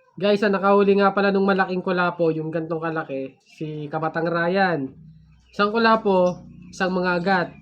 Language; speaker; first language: Filipino; native; Filipino